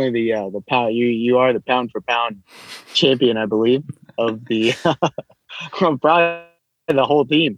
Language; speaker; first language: English; native; English